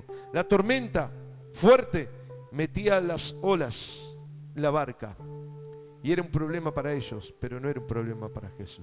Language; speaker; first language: Spanish; native; Spanish